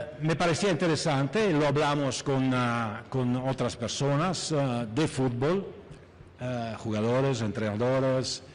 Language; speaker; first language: Spanish; non-native, fluent; Italian